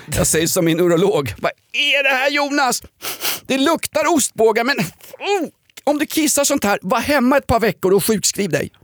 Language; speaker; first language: Swedish; native; Swedish